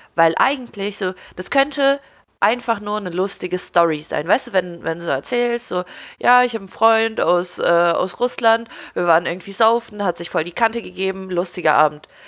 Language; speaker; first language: German; early bilingual, other home language; Russian